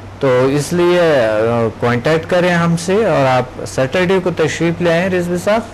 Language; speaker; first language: Urdu; non-native, local second language; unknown